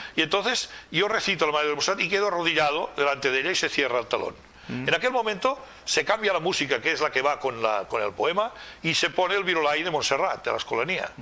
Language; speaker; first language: Spanish; non-native, local second language; Catalan